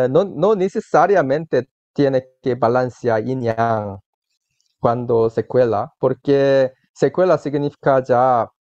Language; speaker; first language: Spanish; non-native, learner; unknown